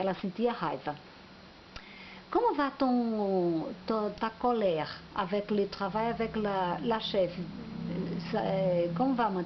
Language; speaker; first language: French; non-native, learner; Portuguese